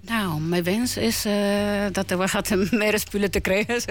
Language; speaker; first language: Dutch; non-native, learner; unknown